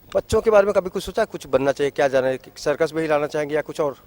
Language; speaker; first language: Hindi; native; Hindi